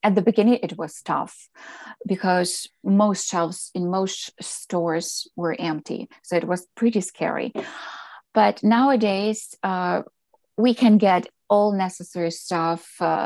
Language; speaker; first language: English; non-native, fluent; Ukrainian